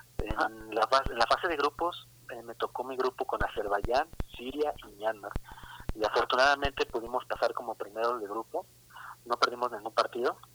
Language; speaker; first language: Spanish; native; Spanish